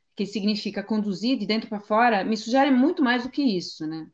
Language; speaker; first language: Portuguese; non-native, fluent; Italian